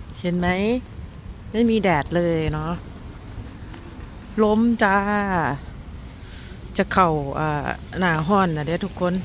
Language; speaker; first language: Thai; non-native, local second language; Northeastern Thai